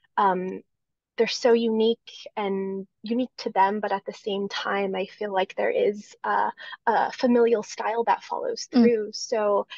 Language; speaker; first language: English; native; English